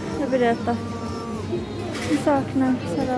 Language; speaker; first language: Swedish; non-native, learner; Japanese